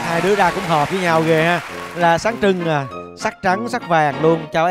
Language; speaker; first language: Vietnamese; native; Vietnamese